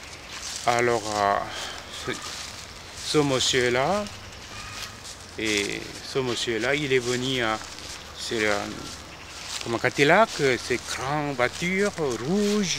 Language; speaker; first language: French; non-native, fluent; Korean